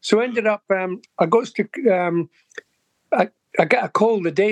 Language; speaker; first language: English; native; English